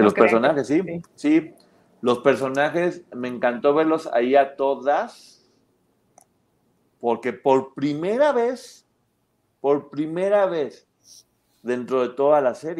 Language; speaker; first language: Spanish; native; Spanish